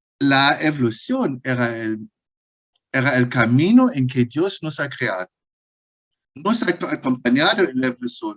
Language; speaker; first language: Spanish; non-native, fluent; German